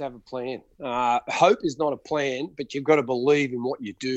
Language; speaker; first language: English; native; English